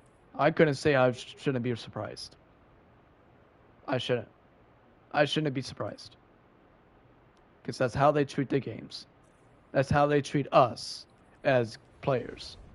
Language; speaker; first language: English; native; English